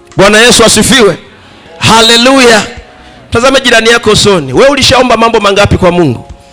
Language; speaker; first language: Swahili; native; Swahili